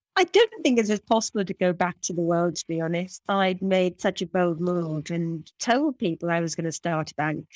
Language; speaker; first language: English; native; English